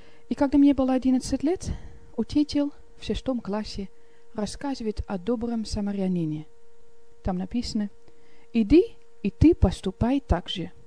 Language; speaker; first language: Russian; non-native, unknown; Dutch